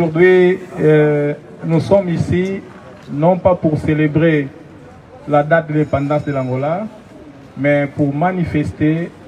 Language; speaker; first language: French; non-native, fluent; Portuguese